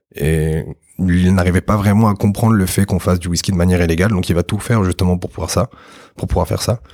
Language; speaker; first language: French; native; French